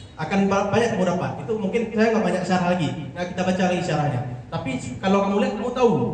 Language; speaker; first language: Indonesian; non-native, local second language; Achinese